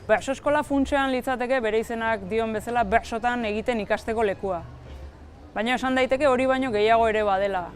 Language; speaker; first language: Basque; native; Basque